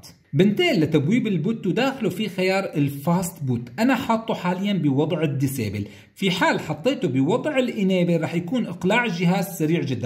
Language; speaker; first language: Arabic; native; Arabic